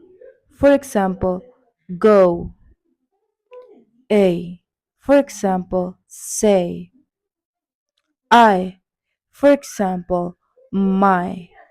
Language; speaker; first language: English; non-native, learner; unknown